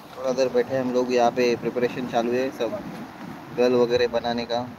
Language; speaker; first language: Hindi; non-native, local second language; Marathi